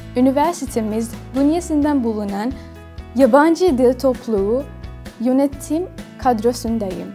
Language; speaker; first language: Turkish; non-native, learner; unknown